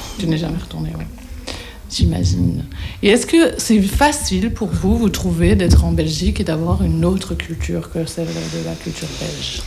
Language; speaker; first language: French; native; French